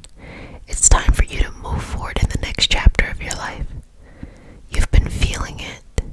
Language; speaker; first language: English; native; English